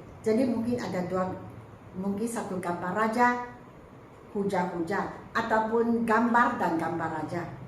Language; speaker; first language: Malay; non-native, local second language; Chinese